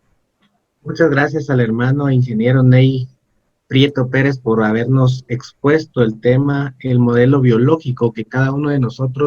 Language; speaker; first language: Spanish; native; Spanish